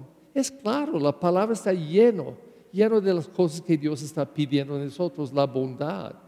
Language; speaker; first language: Spanish; non-native, learner; English